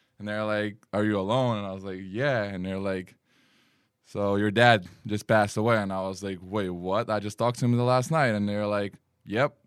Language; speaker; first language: English; non-native, fluent; Lithuanian